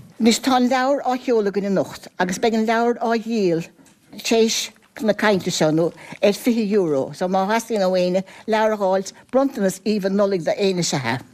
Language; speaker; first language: Irish; native; Irish